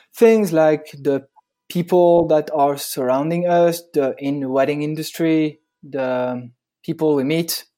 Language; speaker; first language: English; non-native, fluent; French